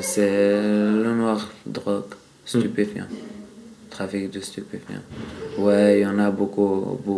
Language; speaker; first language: French; non-native, learner; Arabic